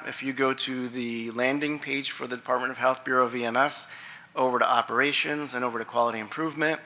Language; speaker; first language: English; native; English